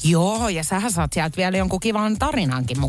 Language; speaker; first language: Finnish; native; Finnish